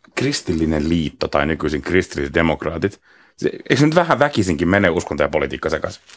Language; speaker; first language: Finnish; native; Finnish